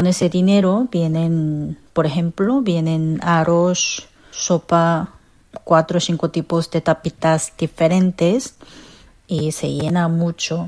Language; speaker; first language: Spanish; non-native, fluent; Korean